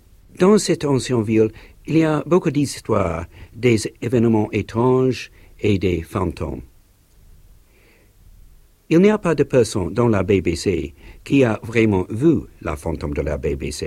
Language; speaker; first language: French; non-native, learner; English